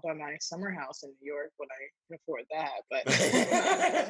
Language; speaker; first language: English; native; English